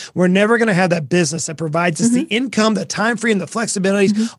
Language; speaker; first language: English; native; English